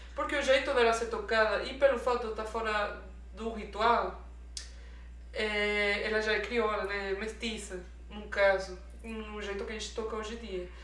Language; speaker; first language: Portuguese; non-native, fluent; Spanish